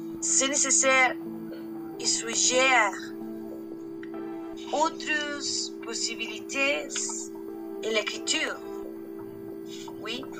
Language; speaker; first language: French; non-native, learner; Spanish